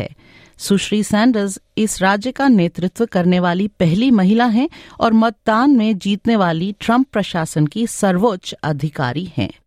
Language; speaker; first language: Hindi; native; Hindi